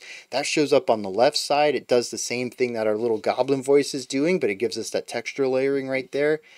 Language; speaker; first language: English; native; English